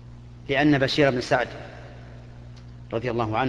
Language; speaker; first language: Arabic; native; Arabic